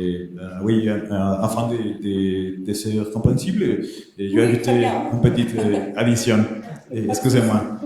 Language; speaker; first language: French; non-native, fluent; Spanish